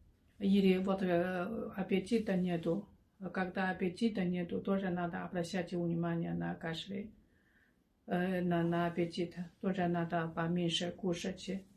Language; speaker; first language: Russian; non-native, learner; Chinese